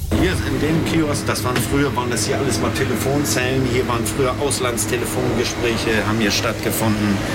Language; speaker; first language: German; native; German